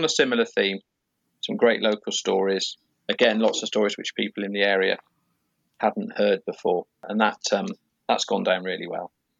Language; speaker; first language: English; native; English